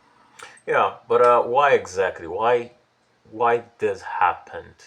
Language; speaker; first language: English; non-native, fluent; Portuguese